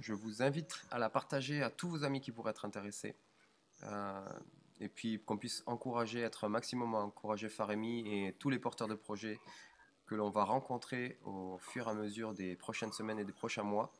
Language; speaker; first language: French; native; French